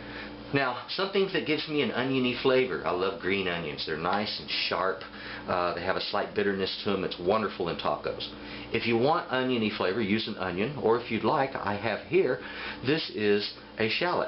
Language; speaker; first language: English; native; English